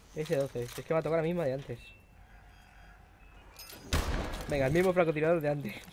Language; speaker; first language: Spanish; native; Spanish